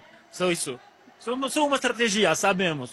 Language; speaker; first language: Portuguese; non-native, learner; French